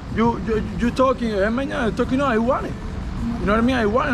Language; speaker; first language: English; non-native, learner; Spanish